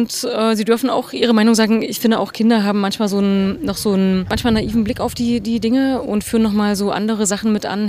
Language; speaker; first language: German; native; German